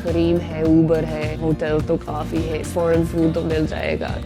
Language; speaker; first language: Hindi; non-native, learner; English